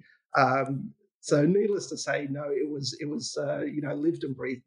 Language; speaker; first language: English; native; English